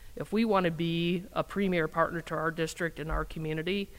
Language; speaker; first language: English; native; English